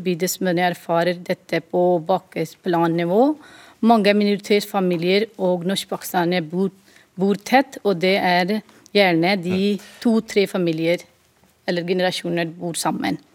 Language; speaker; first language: Norwegian; non-native, fluent; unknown